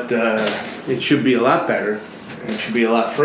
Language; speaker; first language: English; native; English